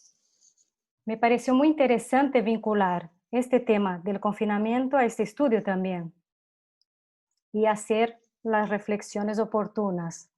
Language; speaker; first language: Spanish; non-native, fluent; Portuguese